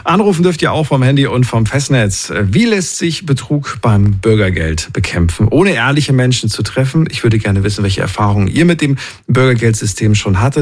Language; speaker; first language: German; native; German